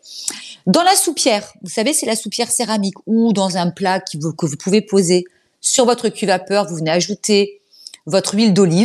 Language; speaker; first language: French; native; French